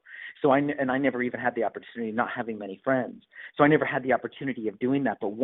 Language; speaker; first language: English; native; English